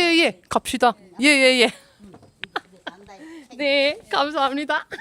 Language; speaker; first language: Korean; non-native, learner; English